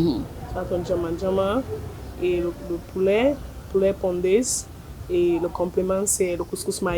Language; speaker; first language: French; non-native, local second language; English